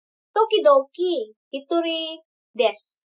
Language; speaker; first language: Japanese; non-native, learner; English